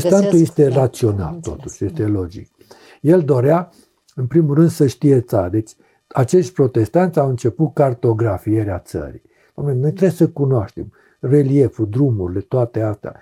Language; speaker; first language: Romanian; native; Romanian